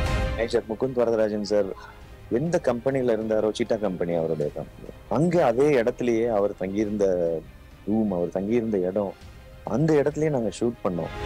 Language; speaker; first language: Tamil; native; Tamil